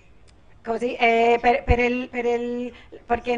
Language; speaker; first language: Italian; non-native, learner; Spanish